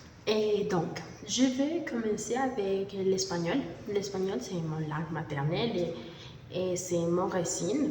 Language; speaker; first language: French; non-native, learner; Spanish